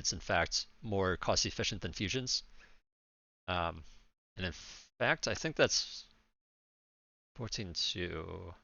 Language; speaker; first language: English; native; English